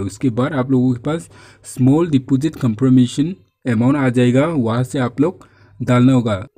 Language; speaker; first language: Hindi; non-native, local second language; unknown